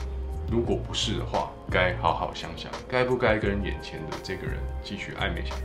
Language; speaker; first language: Chinese; native; Chinese